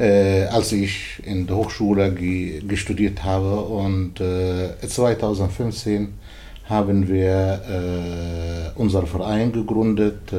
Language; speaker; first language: German; non-native, learner; Arabic